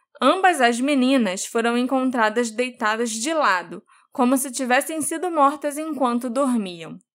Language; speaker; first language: Portuguese; native; Portuguese